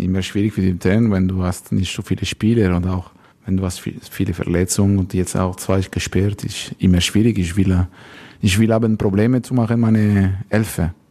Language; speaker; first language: German; non-native, local second language; French